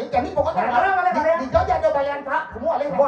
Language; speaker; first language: Indonesian; non-native, local second language; Balinese